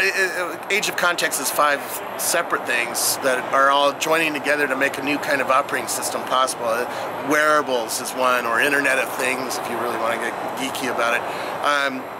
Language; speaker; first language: English; native; English